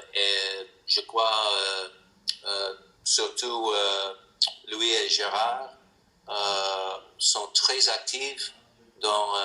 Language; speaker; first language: French; non-native, learner; English